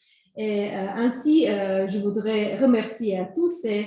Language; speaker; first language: French; non-native, fluent; Croatian